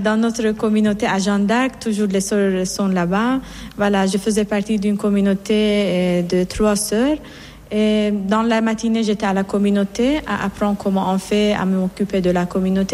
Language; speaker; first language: French; non-native, fluent; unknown